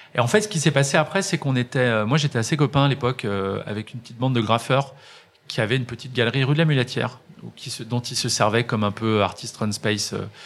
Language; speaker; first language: French; native; French